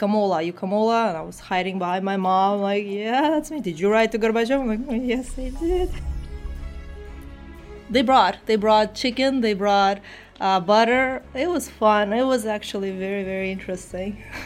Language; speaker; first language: English; non-native, fluent; Uzbek